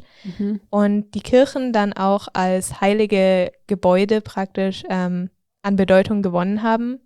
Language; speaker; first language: German; native; German